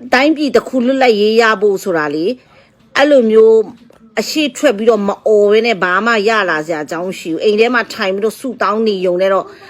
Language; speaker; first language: Burmese; non-native, local second language; Tedim Chin